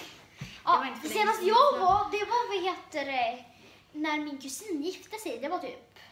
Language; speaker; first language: Swedish; native; Swedish